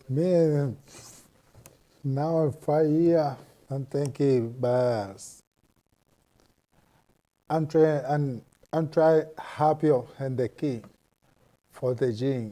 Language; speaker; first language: English; non-native, learner; Spanish